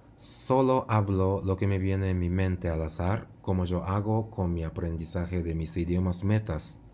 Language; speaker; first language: Spanish; non-native, fluent; Japanese